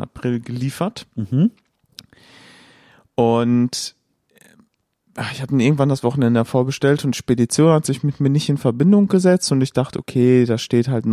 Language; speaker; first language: German; native; German